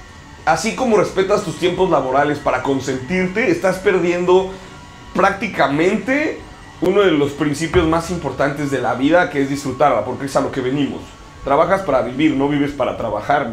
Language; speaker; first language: Spanish; native; Spanish